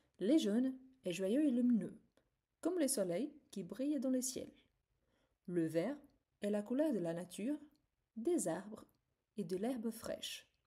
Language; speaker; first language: French; non-native, fluent; Portuguese